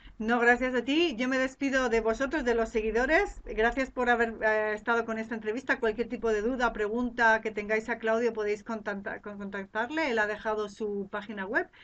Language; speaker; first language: Spanish; native; Spanish